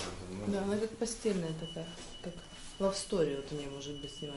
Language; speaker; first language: Russian; native; Russian